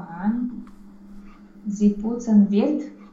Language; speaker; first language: German; non-native, learner; Romanian